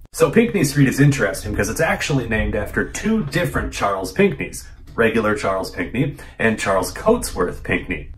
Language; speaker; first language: English; native; English